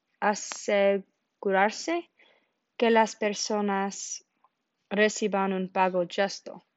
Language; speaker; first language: Spanish; non-native, learner; English